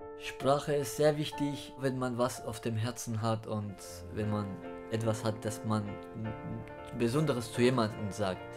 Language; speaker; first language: German; non-native, fluent; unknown